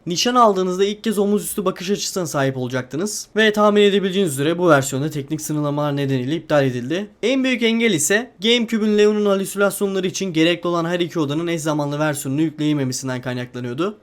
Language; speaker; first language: Turkish; native; Turkish